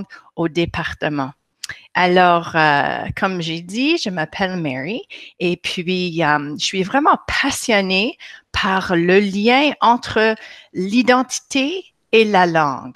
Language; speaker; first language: French; non-native, local second language; English